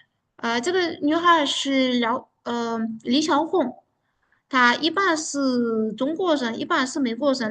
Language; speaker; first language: Chinese; non-native, fluent; Uzbek